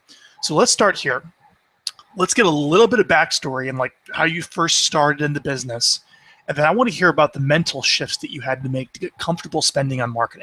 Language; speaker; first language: English; native; English